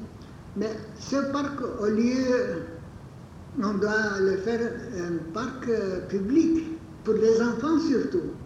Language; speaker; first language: French; non-native, fluent; Bulgarian